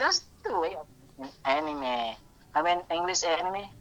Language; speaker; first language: English; non-native, learner; Indonesian